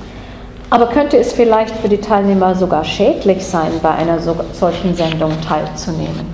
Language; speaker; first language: German; non-native, fluent; English